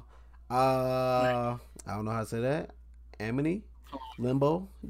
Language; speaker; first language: English; native; English